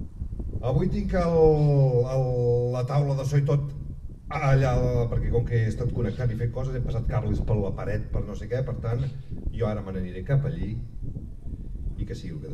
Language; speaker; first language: Catalan; native; Catalan